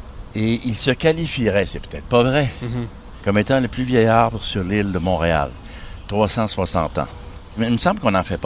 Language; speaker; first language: French; native; French